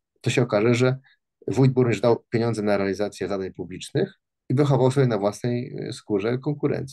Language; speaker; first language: Polish; native; Polish